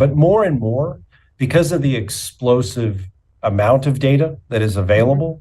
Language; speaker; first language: English; native; English